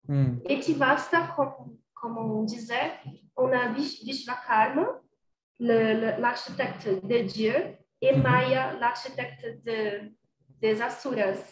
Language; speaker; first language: French; non-native, fluent; Portuguese